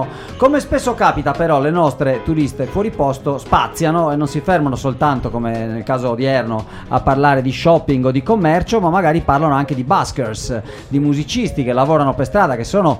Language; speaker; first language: Italian; native; Italian